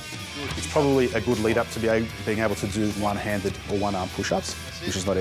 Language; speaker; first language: English; native; English